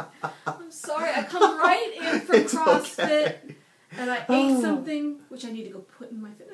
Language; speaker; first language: English; native; English